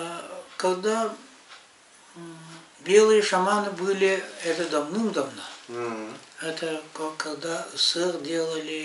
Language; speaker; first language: Russian; non-native, local second language; Yakut